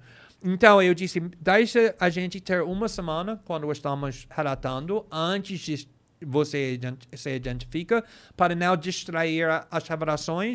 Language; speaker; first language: Portuguese; non-native, fluent; English